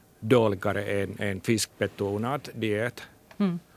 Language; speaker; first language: Swedish; non-native, local second language; Finnish